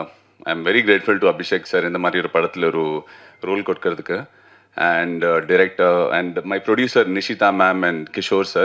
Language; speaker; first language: Tamil; non-native, fluent; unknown